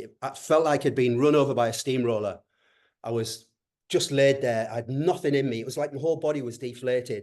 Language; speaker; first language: English; native; English